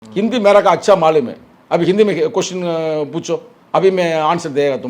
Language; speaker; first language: Hindi; non-native, local second language; Tamil